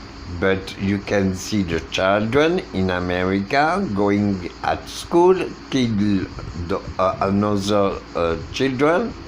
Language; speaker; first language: English; non-native, learner; French